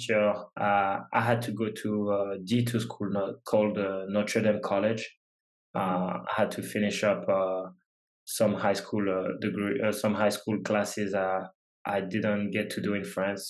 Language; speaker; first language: English; non-native, fluent; French